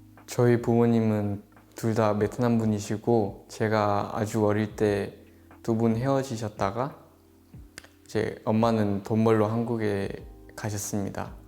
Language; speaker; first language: Korean; early bilingual, other home language; Vietnamese